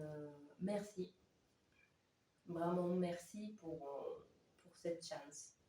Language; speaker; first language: French; non-native, learner; Spanish